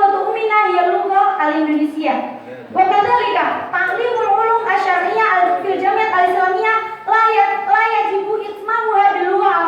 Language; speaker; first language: Arabic; non-native, learner; Indonesian